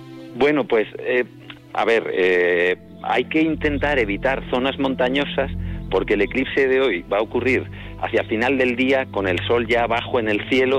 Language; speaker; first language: Spanish; native; Spanish